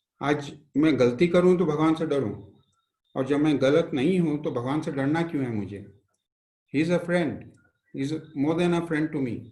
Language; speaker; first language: Hindi; non-native, local second language; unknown